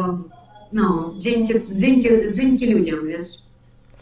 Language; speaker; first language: Polish; non-native, learner; Ukrainian